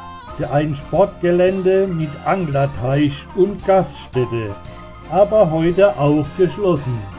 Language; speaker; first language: German; native; German